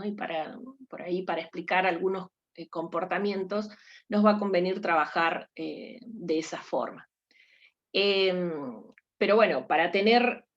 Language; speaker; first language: Spanish; native; Spanish